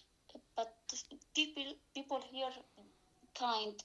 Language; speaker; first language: English; non-native, learner; Arabic